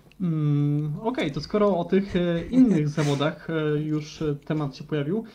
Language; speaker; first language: Polish; native; Polish